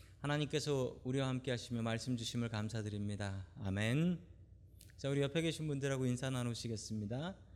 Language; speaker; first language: Korean; native; Korean